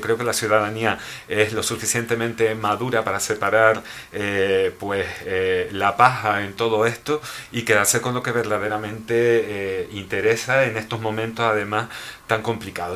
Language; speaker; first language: Spanish; native; Spanish